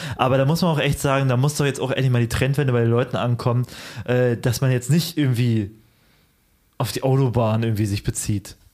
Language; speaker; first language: German; early bilingual, other home language; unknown